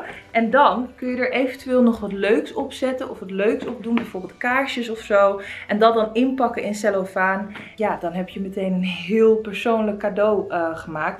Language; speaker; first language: Dutch; native; Dutch